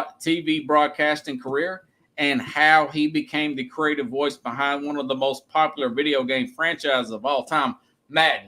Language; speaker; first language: English; native; English